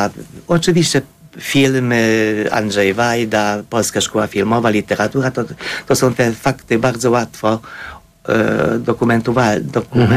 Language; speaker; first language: Polish; non-native, fluent; Hungarian